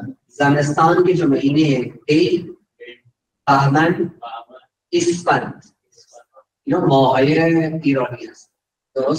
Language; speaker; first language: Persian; non-native, fluent; Urdu